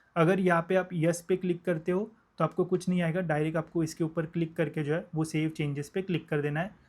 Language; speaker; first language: Hindi; non-native, local second language; Marathi